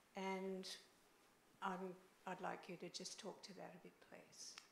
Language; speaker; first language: English; native; English